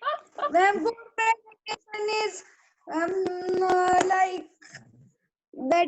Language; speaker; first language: English; non-native, learner; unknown